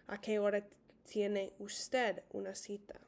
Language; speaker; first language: Spanish; non-native, fluent; English